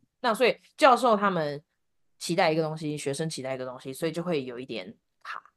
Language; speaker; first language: Chinese; native; Chinese